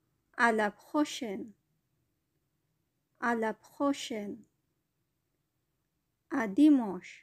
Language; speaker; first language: French; non-native, learner; Bangla